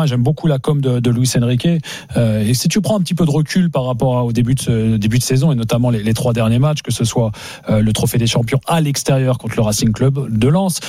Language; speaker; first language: French; native; French